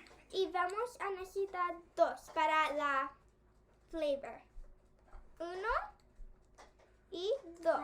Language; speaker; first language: Spanish; early bilingual, heritage; Spanish